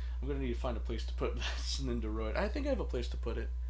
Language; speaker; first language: English; native; English